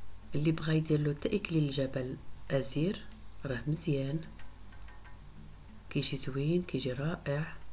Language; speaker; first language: Arabic; native; Arabic